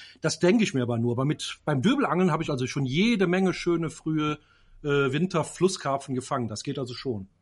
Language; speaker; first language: German; native; German